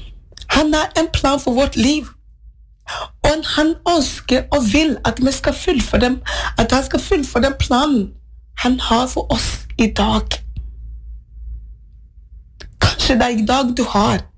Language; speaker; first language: Norwegian; non-native, fluent; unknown